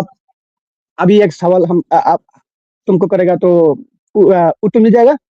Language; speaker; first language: Hindi; non-native, local second language; Bangla